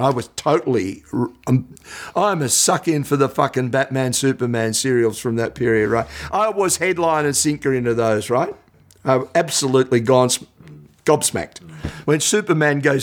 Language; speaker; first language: English; native; English